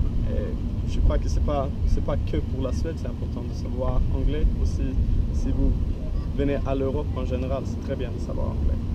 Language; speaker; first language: French; non-native, learner; Swedish